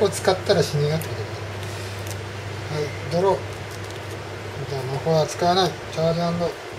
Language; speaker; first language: Japanese; native; Japanese